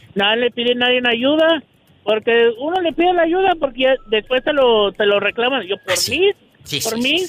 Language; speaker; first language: Spanish; native; Spanish